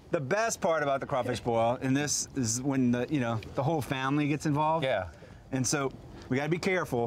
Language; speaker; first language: English; native; English